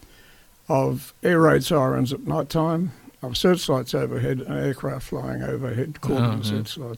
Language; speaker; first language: English; native; English